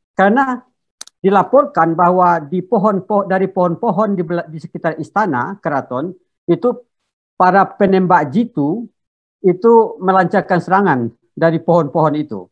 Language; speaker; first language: Indonesian; non-native, local second language; Minangkabau